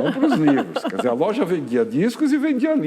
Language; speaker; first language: Portuguese; native; Portuguese